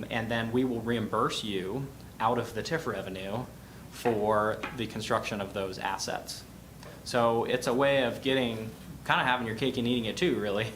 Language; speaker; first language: English; native; English